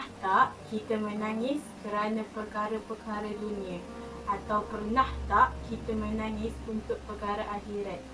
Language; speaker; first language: Malay; native; Malay